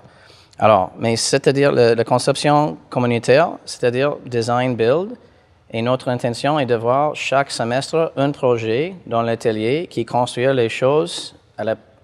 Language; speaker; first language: French; non-native, fluent; English